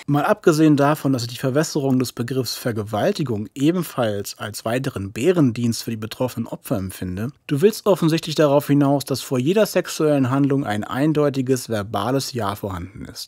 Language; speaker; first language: German; native; German